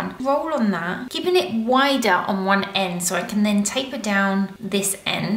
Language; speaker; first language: English; native; English